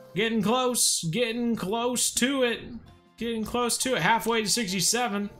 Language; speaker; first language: English; native; English